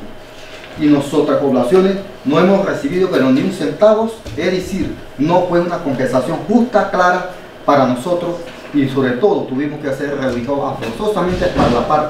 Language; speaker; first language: Spanish; non-native, local second language; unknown